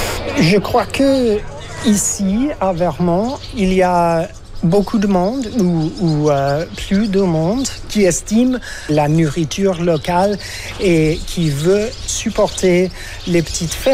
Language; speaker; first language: French; non-native, fluent; English